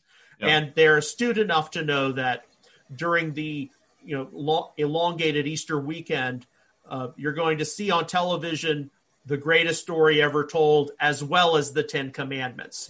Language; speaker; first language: English; native; English